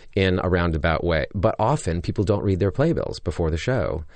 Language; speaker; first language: English; native; English